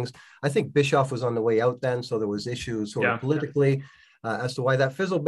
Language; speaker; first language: English; native; English